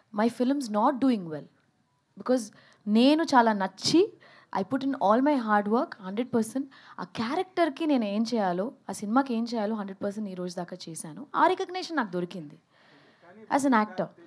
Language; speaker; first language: Telugu; early bilingual, heritage; Telugu